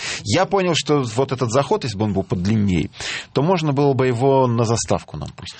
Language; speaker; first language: Russian; native; Russian